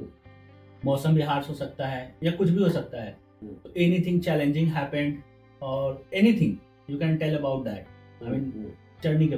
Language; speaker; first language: Hindi; native; Hindi